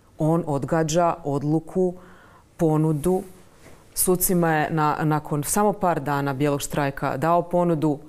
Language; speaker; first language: Croatian; native; Croatian